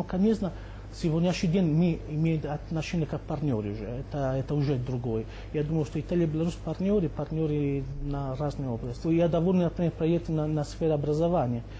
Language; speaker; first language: Russian; non-native, fluent; Italian